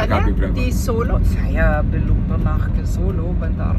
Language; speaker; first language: Indonesian; non-native, fluent; German